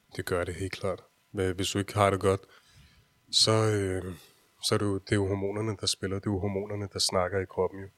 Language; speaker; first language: Danish; early bilingual, other home language; Urdu